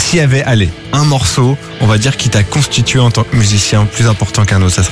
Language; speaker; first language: French; native; French